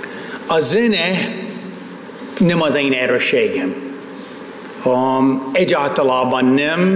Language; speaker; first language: Hungarian; non-native, fluent; English